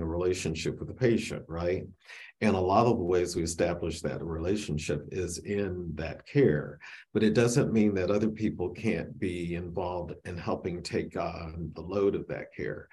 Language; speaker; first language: English; native; English